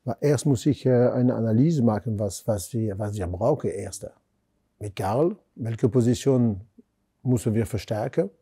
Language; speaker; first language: German; non-native, fluent; French